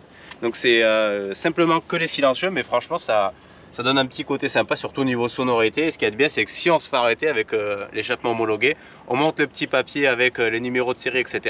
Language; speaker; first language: French; native; French